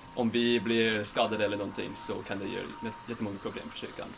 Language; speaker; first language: Swedish; non-native, fluent; English